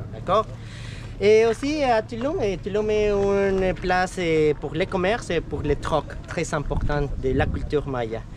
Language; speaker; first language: French; non-native, learner; Spanish